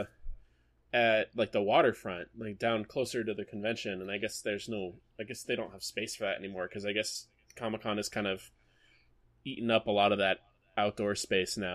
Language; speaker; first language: English; native; English